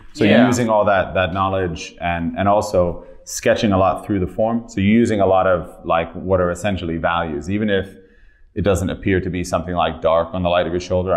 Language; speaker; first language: English; native; English